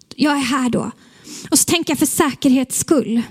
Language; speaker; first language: Swedish; native; Swedish